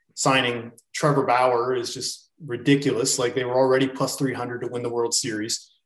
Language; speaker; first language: English; native; English